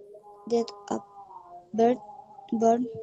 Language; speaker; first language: English; non-native, learner; Indonesian